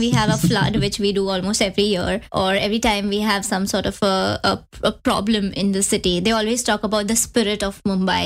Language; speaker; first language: English; non-native, local second language; Hindi